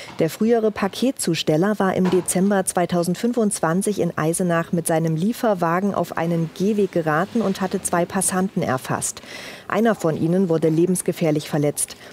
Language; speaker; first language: German; native; German